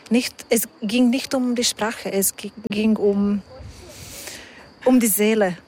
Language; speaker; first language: German; non-native, fluent; Hungarian